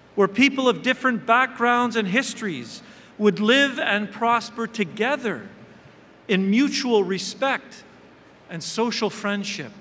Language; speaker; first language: English; native; English